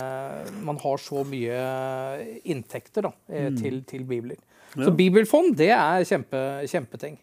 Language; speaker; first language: Norwegian; native; Norwegian